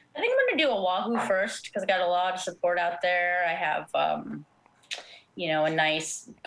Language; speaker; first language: English; native; English